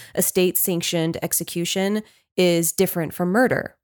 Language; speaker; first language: English; native; English